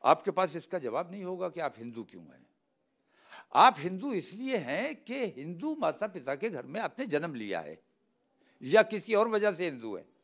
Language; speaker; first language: Hindi; native; Hindi